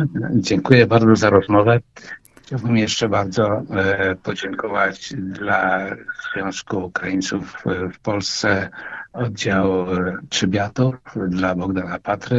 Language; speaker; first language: Polish; non-native, local second language; Ukrainian